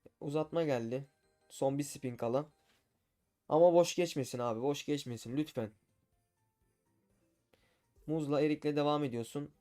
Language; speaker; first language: Turkish; native; Turkish